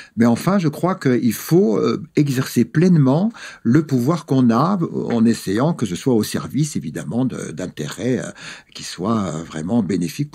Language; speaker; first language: French; native; French